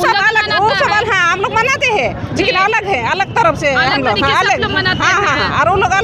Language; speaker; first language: Hindi; non-native, local second language; Santali